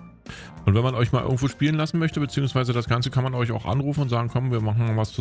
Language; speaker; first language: German; native; German